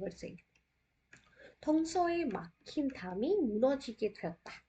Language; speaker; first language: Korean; non-native, fluent; Hindi